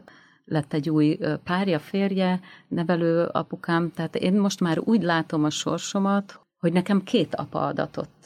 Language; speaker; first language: Hungarian; native; Hungarian